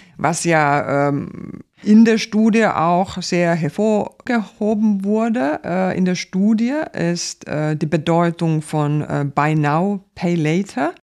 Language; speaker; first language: German; non-native, fluent; Finnish